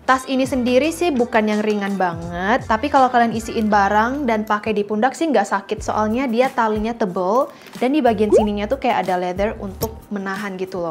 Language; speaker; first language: Indonesian; native; Indonesian